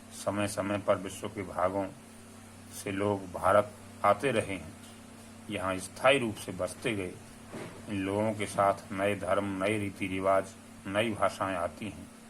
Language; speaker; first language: Hindi; native; Hindi